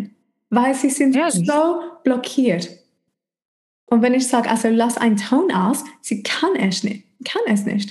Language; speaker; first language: German; non-native, fluent; English